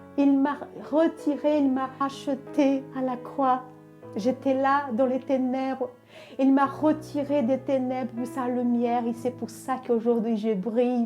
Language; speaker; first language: French; non-native, fluent; Portuguese